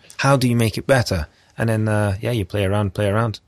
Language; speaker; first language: English; native; English